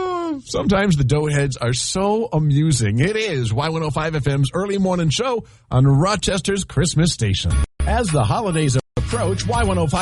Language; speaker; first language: English; native; English